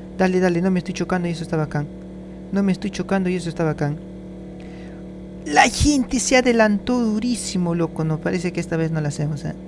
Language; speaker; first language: Spanish; native; Spanish